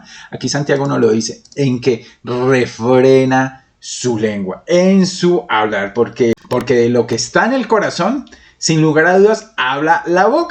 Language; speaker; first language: Spanish; native; Spanish